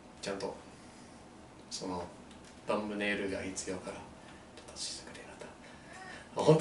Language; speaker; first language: Japanese; non-native, learner; English